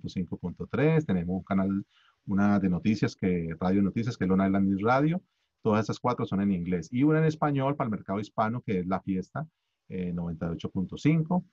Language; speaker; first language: Spanish; native; Spanish